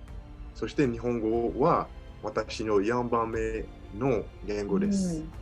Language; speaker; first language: Japanese; non-native, learner; French